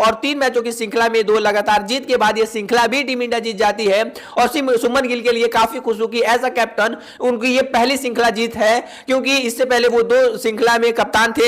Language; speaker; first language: Hindi; native; Hindi